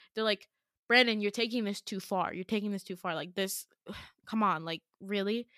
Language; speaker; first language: English; native; English